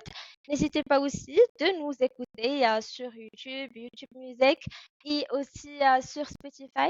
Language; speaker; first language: French; non-native, fluent; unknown